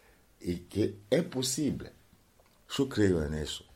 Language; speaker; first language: Spanish; non-native, learner; Lingala